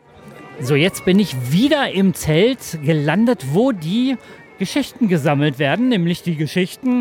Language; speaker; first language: German; native; German